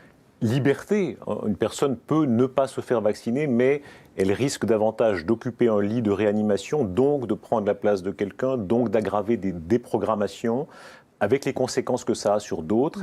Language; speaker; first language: French; native; French